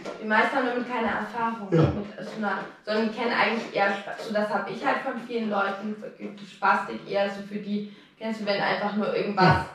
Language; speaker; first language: German; native; German